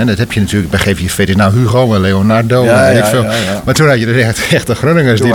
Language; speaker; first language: Dutch; native; Dutch